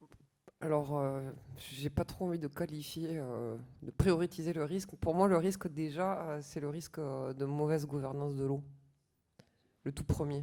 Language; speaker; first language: French; native; French